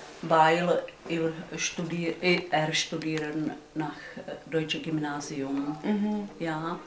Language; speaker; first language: German; non-native, learner; Czech